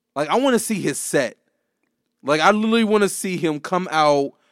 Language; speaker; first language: English; native; English